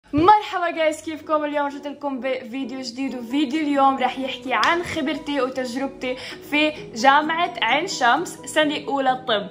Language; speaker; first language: Arabic; native; Arabic